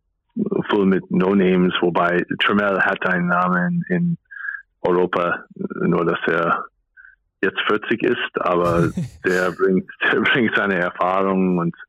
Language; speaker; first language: German; non-native, fluent; English